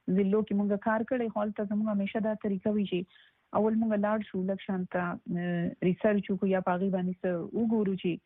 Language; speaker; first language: Pashto; native; Pashto